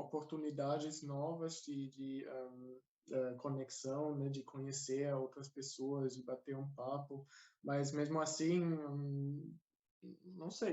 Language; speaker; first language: Portuguese; non-native, fluent; German